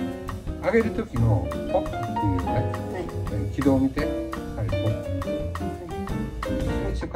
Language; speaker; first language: Japanese; native; Japanese